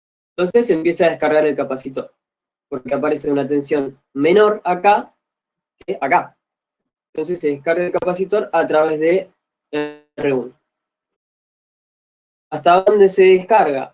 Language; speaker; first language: Spanish; native; Spanish